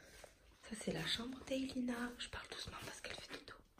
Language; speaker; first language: French; native; French